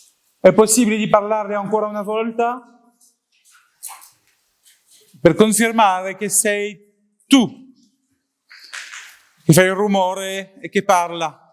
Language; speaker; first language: Italian; non-native, learner; French